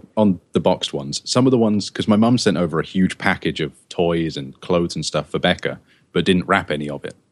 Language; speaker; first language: English; native; English